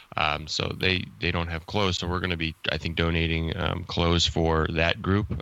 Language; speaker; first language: English; native; English